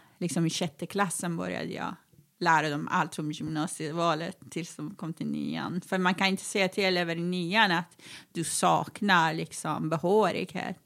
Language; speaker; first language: Swedish; non-native, fluent; Persian